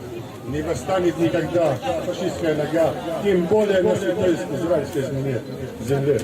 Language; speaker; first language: Russian; native; Russian